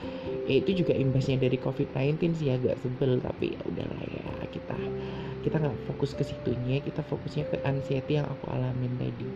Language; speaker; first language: Indonesian; native; Indonesian